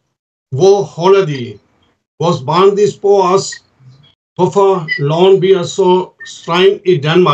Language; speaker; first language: Danish; non-native, fluent; Urdu